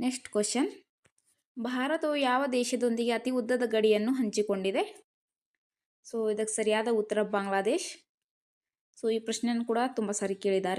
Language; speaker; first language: Kannada; native; Kannada